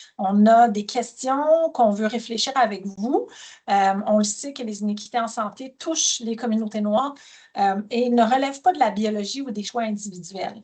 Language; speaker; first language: French; native; French